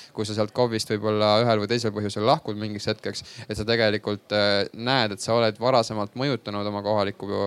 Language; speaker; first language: Estonian; native; Estonian